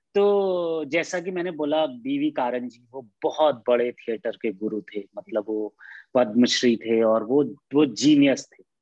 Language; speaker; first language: Hindi; native; Hindi